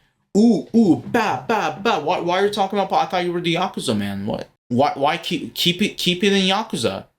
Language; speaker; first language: English; native; English